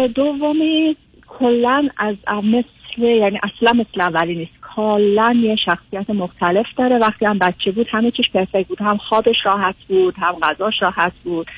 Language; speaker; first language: Persian; native; Persian